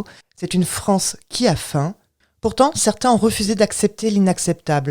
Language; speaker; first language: French; native; French